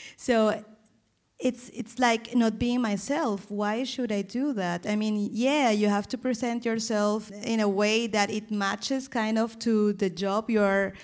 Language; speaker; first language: English; non-native, fluent; Spanish